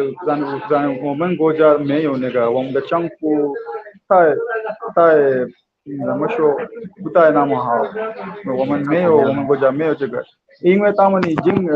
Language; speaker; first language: Chinese; non-native, learner; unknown